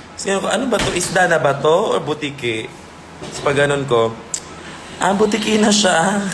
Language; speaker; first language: Filipino; non-native, local second language; Cebuano